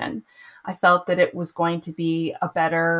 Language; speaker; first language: English; native; English